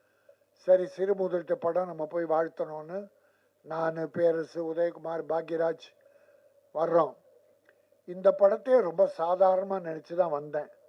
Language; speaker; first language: Tamil; native; Tamil